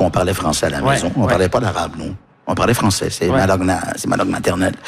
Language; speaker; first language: French; early bilingual, other home language; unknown